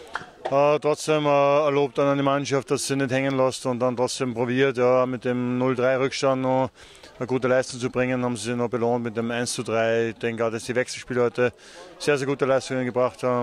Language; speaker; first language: German; native; German